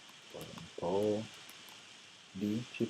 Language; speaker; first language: Italian; non-native, fluent; English